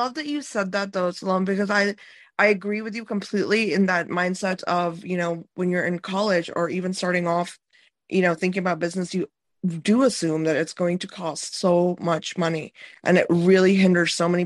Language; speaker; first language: English; native; English